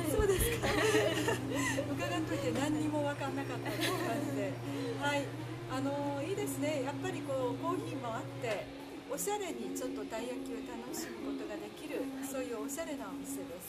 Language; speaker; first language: Japanese; native; Japanese